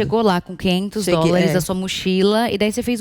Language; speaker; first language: Portuguese; native; Portuguese